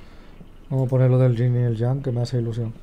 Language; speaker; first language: Spanish; native; Spanish